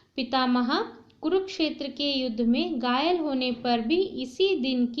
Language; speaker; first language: Hindi; non-native, local second language; Kannada